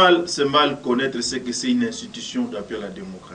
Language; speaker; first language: French; non-native, local second language; Lingala